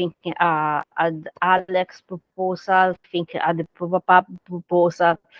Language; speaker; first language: English; non-native, learner; Italian